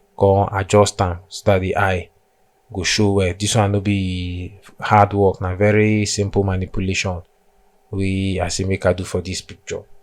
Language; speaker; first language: Nigerian Pidgin; non-native, local second language; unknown